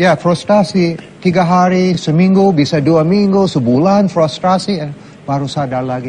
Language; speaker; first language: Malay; non-native, fluent; English